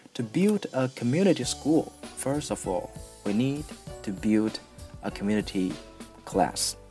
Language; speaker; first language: English; non-native, fluent; Chinese